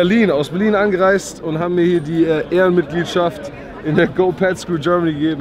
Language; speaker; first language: German; native; German